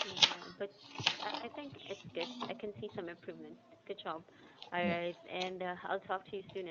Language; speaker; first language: English; non-native, fluent; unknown